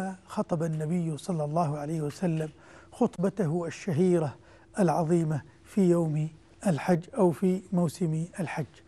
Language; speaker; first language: Arabic; native; Arabic